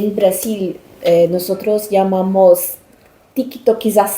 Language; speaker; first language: Spanish; non-native, learner; Portuguese